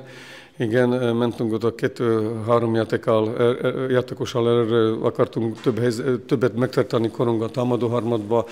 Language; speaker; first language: Hungarian; non-native, learner; Slovak